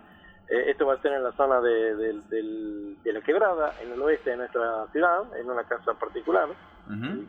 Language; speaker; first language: Spanish; native; Spanish